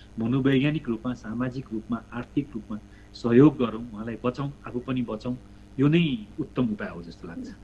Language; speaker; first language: Nepali; native; Nepali